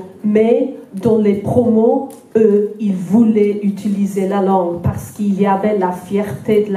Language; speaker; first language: French; non-native, fluent; Welsh